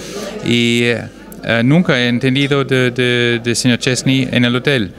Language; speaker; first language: Spanish; non-native, fluent; German